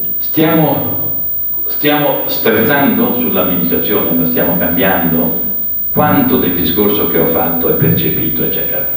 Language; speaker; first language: Italian; native; Italian